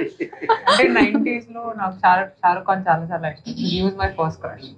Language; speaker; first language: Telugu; non-native, learner; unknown